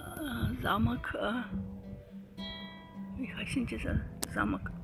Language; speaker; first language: German; non-native, learner; Russian